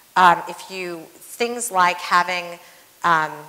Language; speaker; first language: English; native; English